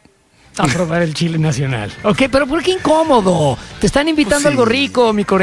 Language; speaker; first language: Spanish; native; Spanish